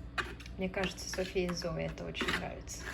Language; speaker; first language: Russian; early bilingual, other home language; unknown